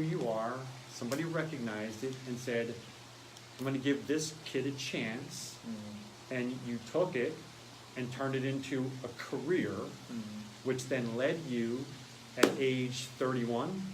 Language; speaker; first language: English; native; English